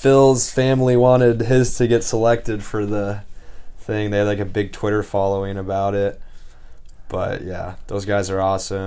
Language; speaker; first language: English; native; English